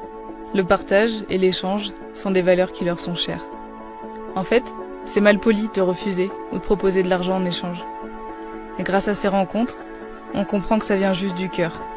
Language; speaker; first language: French; native; French